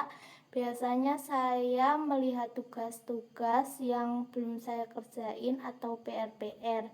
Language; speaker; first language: Indonesian; non-native, local second language; Javanese